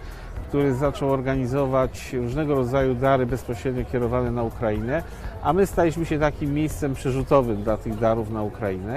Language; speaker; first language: Polish; native; Polish